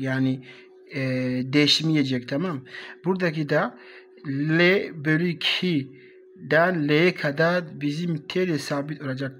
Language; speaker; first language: Turkish; non-native, learner; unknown